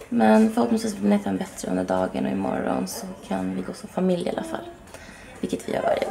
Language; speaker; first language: Swedish; native; Swedish